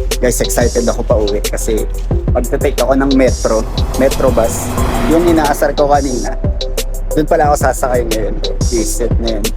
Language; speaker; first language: Filipino; native; Filipino